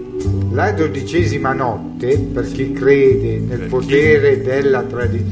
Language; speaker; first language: Italian; native; Italian